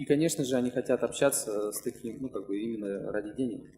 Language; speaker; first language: Russian; native; Russian